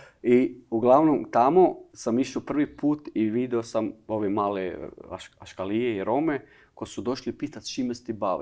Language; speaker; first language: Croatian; non-native, learner; Albanian